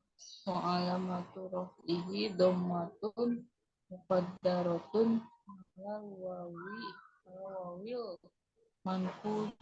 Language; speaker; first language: Arabic; non-native, learner; Indonesian